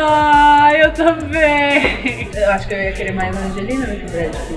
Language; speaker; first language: Portuguese; native; Portuguese